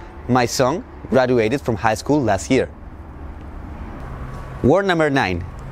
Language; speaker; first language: English; non-native, fluent; Spanish